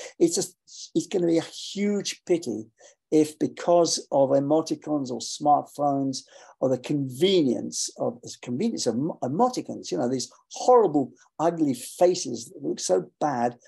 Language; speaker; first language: English; native; English